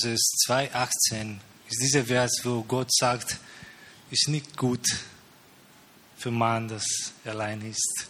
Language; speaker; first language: German; non-native, learner; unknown